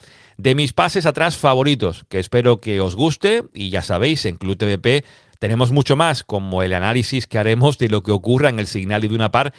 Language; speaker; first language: Spanish; native; Spanish